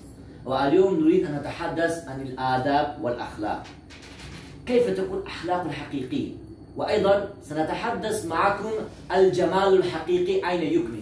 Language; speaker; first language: Arabic; non-native, learner; Uzbek